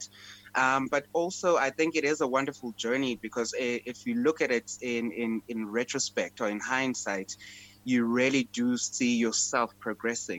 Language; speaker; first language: English; non-native, local second language; Xhosa